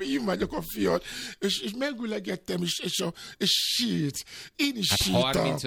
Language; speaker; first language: Hungarian; non-native, learner; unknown